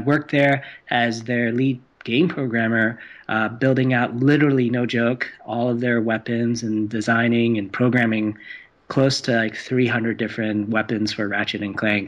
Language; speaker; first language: English; non-native, local second language; Cantonese